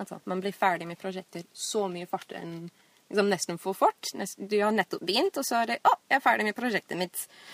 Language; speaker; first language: Norwegian; non-native, fluent; English